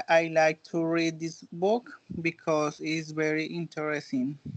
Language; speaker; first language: English; non-native, learner; Spanish